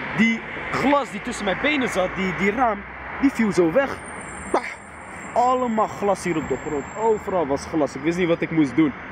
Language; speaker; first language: Dutch; early bilingual, other home language; Riffian